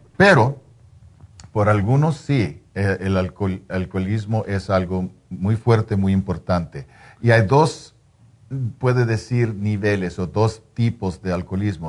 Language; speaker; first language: Spanish; non-native, fluent; English